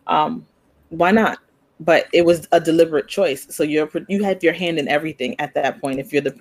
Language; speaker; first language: English; early bilingual, other home language; Spanish